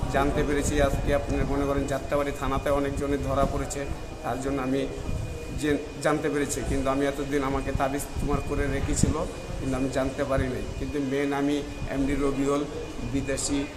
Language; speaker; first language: Bangla; native; Bangla